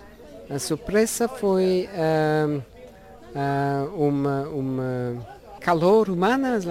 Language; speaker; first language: Portuguese; non-native, learner; Luxembourgish